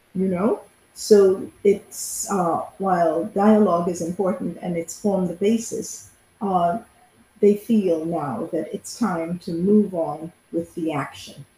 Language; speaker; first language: English; native; English